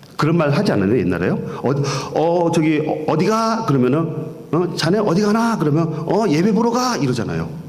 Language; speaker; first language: Korean; native; Korean